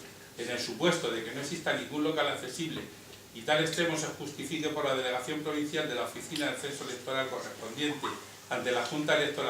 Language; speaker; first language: Spanish; native; Spanish